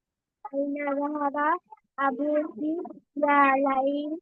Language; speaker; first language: Arabic; non-native, learner; Bangla